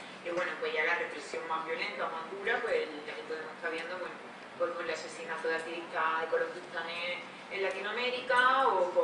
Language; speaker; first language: Spanish; native; Spanish